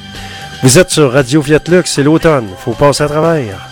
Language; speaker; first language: French; native; French